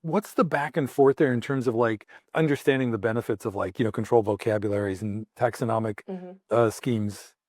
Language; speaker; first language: English; native; English